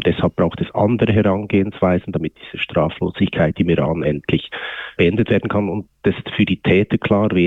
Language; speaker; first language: German; native; German